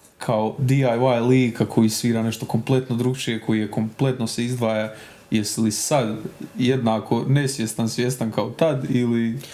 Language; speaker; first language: Croatian; native; Croatian